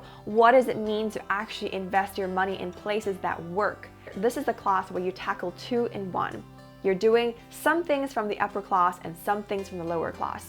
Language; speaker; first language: English; early bilingual, other home language; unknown